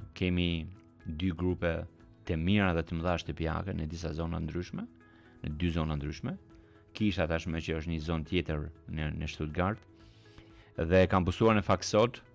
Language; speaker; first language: Albanian; early bilingual, heritage; Albanian